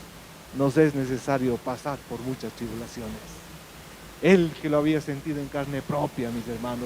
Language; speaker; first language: Spanish; native; Spanish